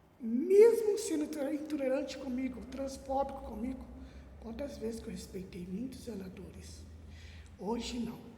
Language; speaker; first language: Portuguese; native; Portuguese